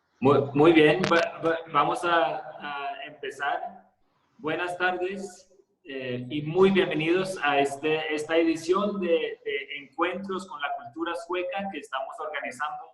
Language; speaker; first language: Spanish; non-native, fluent; Swedish